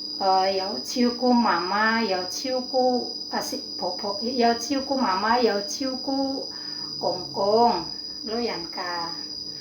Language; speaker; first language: Cantonese; non-native, learner; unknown